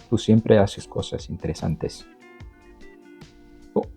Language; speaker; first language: Spanish; non-native, learner; English